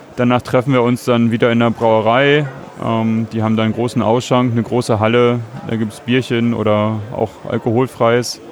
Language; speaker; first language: German; native; German